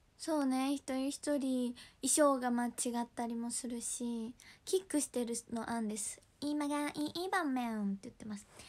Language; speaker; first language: Japanese; native; Japanese